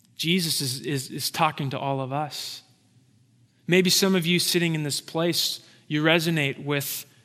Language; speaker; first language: English; native; English